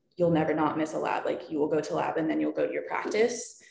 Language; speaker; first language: English; native; English